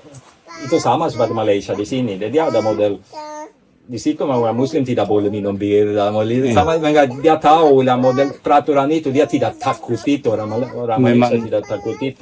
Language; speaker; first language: Indonesian; non-native, fluent; Swedish